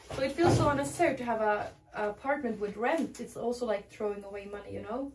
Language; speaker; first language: English; non-native, fluent; Swedish